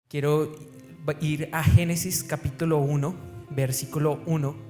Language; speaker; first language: Spanish; native; Spanish